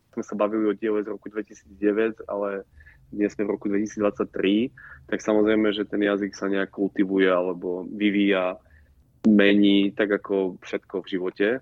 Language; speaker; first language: Slovak; native; Slovak